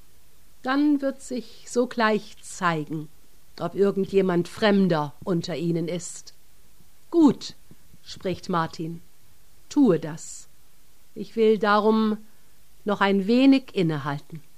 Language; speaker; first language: German; native; German